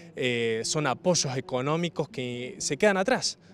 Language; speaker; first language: Spanish; native; Spanish